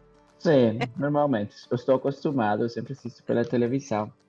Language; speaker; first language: Portuguese; non-native, fluent; Spanish